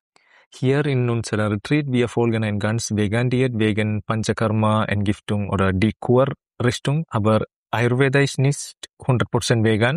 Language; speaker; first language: German; non-native, learner; Malayalam